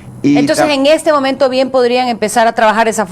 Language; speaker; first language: Spanish; native; Spanish